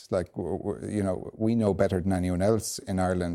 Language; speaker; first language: English; native; English